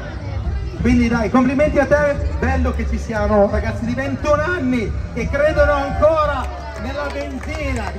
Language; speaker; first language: Italian; native; Italian